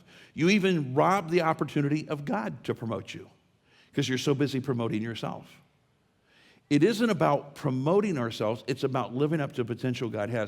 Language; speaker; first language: English; native; English